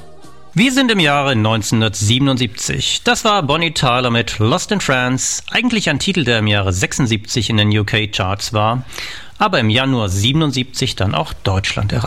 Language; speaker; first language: German; native; German